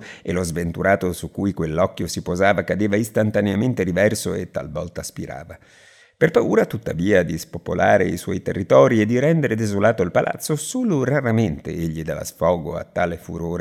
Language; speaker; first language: Italian; native; Italian